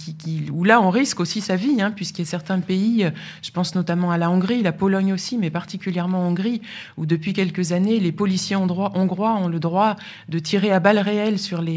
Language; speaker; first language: French; native; French